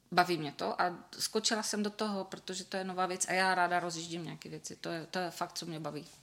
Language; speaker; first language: Czech; native; Czech